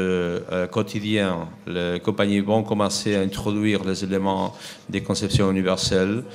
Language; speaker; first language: French; non-native, fluent; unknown